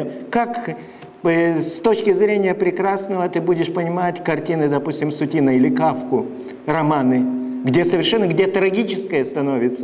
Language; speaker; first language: Russian; non-native, fluent; Lithuanian